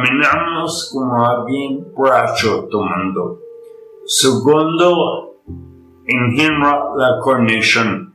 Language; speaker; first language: Spanish; non-native, learner; English